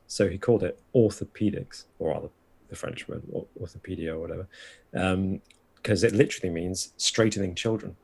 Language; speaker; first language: English; native; English